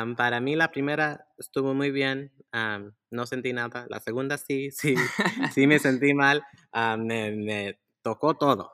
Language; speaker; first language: Spanish; early bilingual, heritage; Spanish